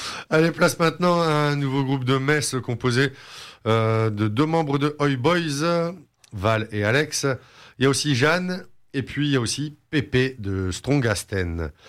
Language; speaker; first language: French; native; French